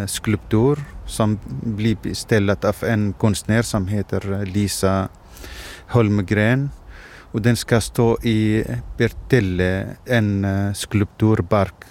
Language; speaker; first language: Swedish; non-native, fluent; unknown